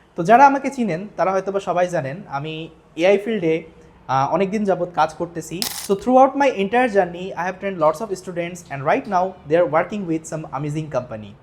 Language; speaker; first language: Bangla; native; Bangla